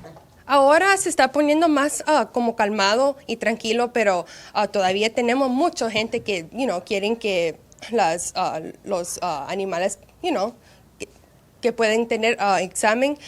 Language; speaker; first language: Spanish; early bilingual, heritage; Spanish